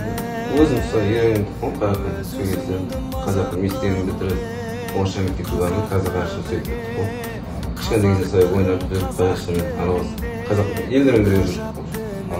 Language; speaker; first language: Kazakh; non-native, local second language; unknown